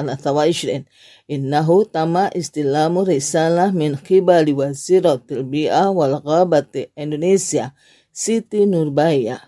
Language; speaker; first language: Arabic; non-native, learner; Indonesian